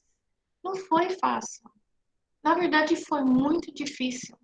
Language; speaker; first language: Portuguese; non-native, fluent; English